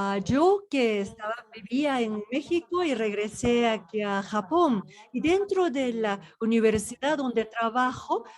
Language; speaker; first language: Spanish; non-native, fluent; Japanese